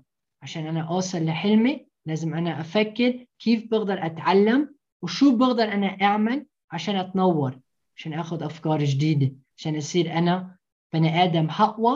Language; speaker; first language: Arabic; early bilingual, heritage; Arabic